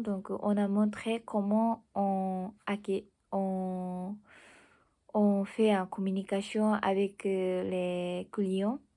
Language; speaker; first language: French; non-native, learner; Japanese